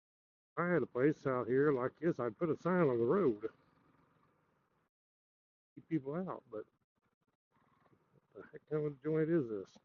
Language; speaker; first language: English; native; English